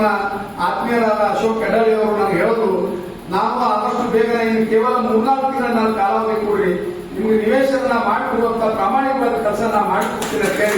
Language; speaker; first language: Kannada; native; Kannada